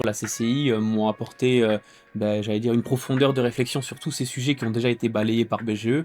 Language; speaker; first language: French; native; French